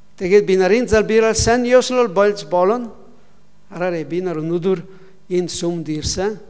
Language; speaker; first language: Mongolian; non-native, learner; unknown